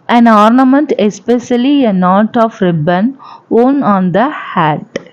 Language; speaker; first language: English; non-native, local second language; Tamil